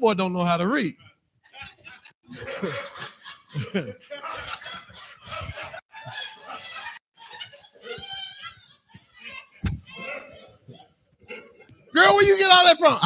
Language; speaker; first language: English; native; English